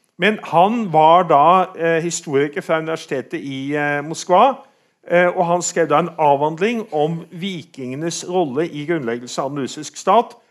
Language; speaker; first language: Norwegian; native; Norwegian